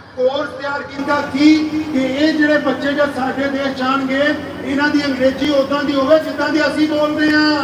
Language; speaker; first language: Punjabi; non-native, local second language; Urdu